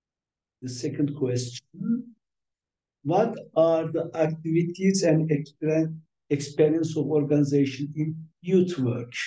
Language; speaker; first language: English; non-native, fluent; Turkish